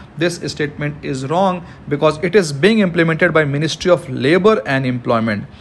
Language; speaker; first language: English; non-native, local second language; Hindi